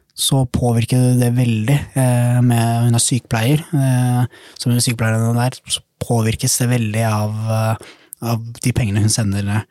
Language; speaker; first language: Norwegian; early bilingual, other home language; Somali